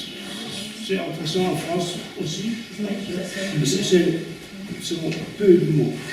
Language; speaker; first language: French; non-native, learner; German